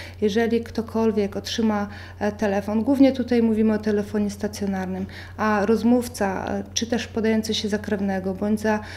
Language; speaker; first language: Polish; native; Polish